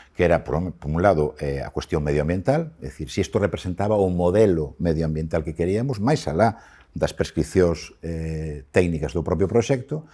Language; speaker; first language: Galician; non-native, local second language; Spanish